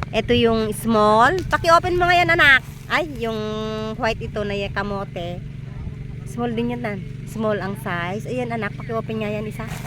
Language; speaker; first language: Filipino; non-native, local second language; Iloko